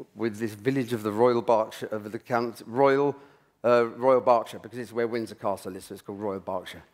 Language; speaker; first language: English; native; English